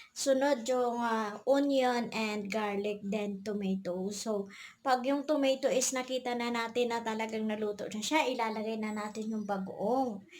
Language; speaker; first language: Filipino; non-native, local second language; Bikol